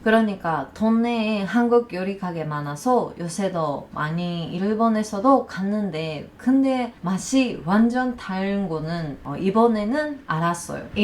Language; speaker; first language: Korean; non-native, learner; Japanese